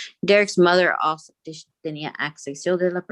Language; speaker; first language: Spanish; early bilingual, heritage; Spanish